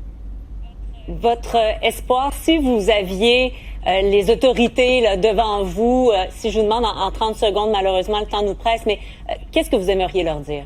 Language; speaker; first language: French; native; French